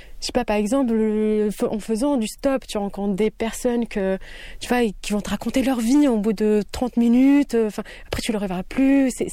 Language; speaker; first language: French; early bilingual, other home language; Kabyle